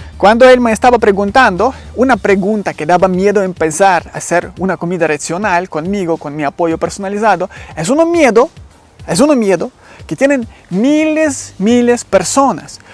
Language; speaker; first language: Spanish; non-native, learner; Ukrainian